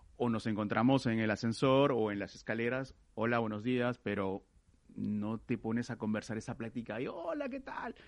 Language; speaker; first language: Spanish; native; Spanish